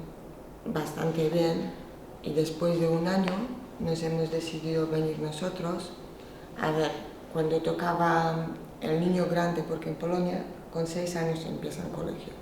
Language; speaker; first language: Spanish; non-native, fluent; Polish